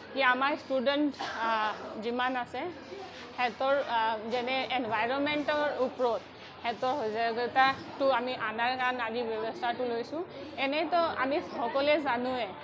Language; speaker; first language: Assamese; non-native, local second language; Marwari